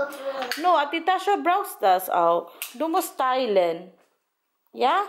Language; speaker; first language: German; non-native, learner; Filipino